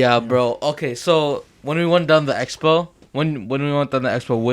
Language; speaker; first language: English; native; English